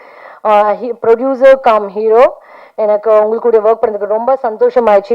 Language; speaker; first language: Tamil; non-native, learner; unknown